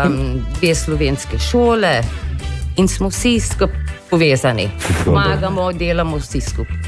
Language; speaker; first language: Slovenian; early bilingual, heritage; Slovenian